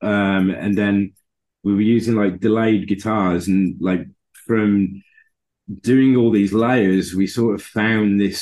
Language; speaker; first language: English; native; English